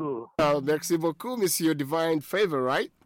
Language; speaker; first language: French; non-native, fluent; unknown